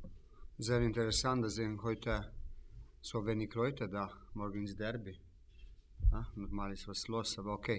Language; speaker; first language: German; non-native, fluent; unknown